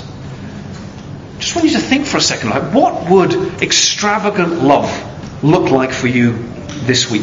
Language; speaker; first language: English; native; English